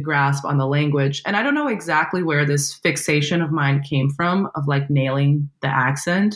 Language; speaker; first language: English; non-native, fluent; Portuguese